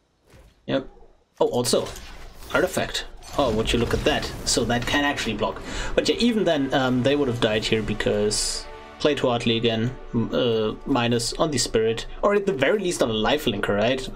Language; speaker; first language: English; non-native, fluent; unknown